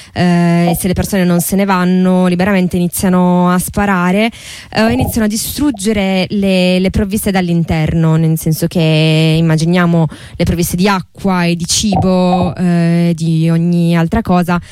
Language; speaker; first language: Italian; native; Italian